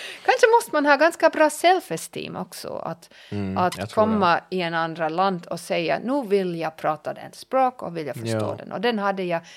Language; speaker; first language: Swedish; non-native, learner; German